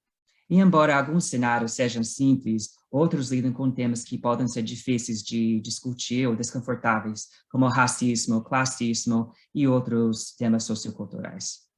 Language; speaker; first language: Portuguese; non-native, fluent; English